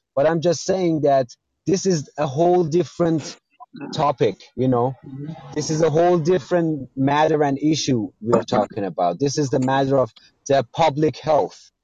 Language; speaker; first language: English; non-native, fluent; Persian